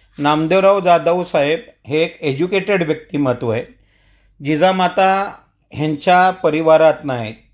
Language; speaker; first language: Marathi; non-native, local second language; Marwari